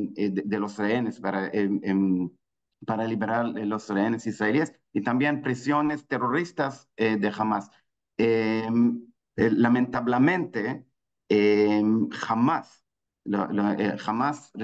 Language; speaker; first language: Spanish; non-native, fluent; Hebrew